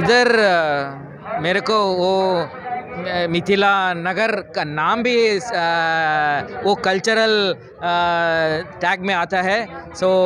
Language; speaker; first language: Hindi; non-native, local second language; Kannada